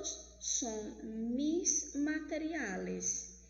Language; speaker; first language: Spanish; non-native, fluent; Portuguese